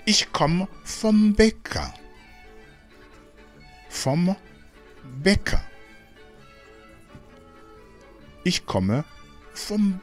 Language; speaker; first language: German; non-native, fluent; Rundi